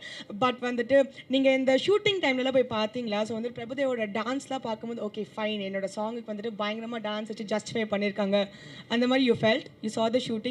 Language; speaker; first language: Tamil; native; Tamil